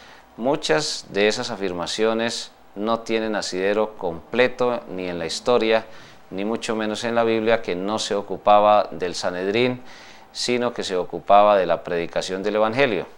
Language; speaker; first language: Spanish; native; Spanish